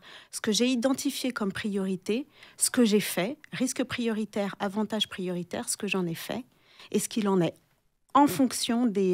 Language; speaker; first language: French; native; French